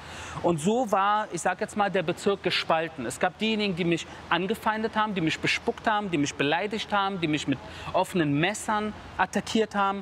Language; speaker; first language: German; early bilingual, other home language; Persian